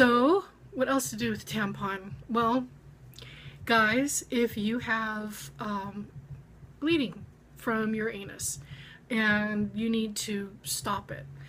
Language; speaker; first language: English; native; English